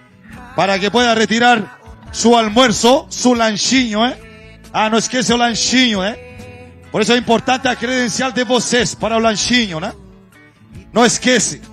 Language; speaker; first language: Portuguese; non-native, learner; Spanish